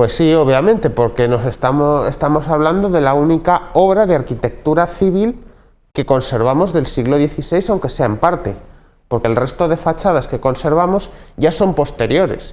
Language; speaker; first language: Spanish; native; Spanish